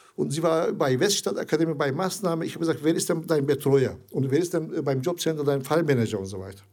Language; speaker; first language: German; non-native, learner; Turkish